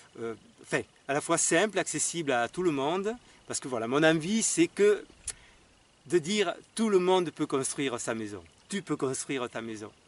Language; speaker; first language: French; native; French